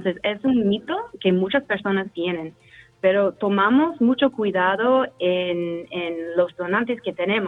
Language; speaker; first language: Spanish; non-native, fluent; English